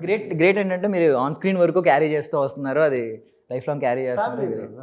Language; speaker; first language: Telugu; native; Telugu